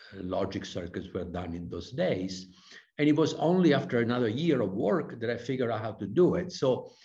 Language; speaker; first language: English; non-native, fluent; Italian